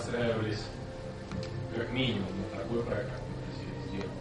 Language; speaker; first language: Russian; native; Russian